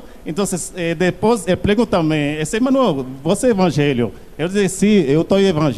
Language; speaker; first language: Portuguese; non-native, learner; Haitian Creole